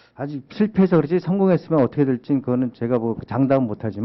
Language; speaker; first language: Korean; native; Korean